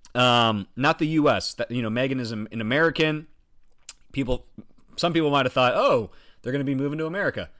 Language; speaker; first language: English; native; English